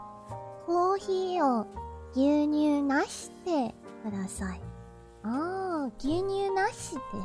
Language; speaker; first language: Japanese; non-native, learner; English